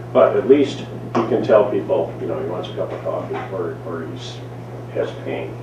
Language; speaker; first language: English; native; English